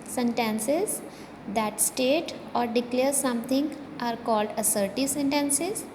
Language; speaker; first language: English; non-native, local second language; Punjabi